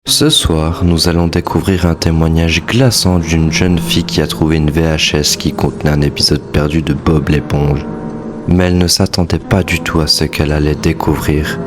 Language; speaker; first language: French; native; French